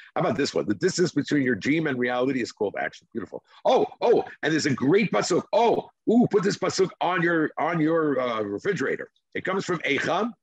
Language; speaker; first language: English; non-native, fluent; Hebrew